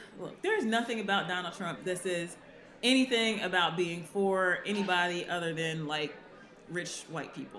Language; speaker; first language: English; native; English